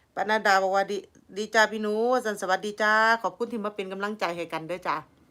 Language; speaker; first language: Thai; native; Thai